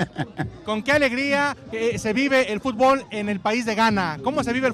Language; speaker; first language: Spanish; native; Spanish